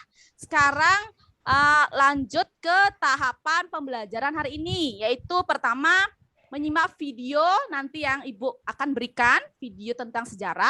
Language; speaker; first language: Indonesian; native; Indonesian